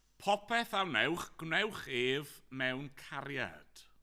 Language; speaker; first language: Welsh; native; Welsh